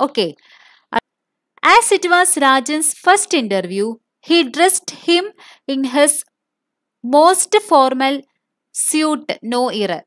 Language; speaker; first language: English; non-native, local second language; Malayalam